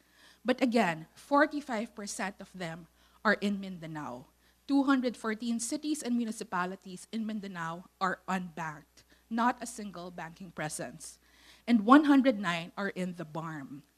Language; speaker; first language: English; non-native, local second language; Filipino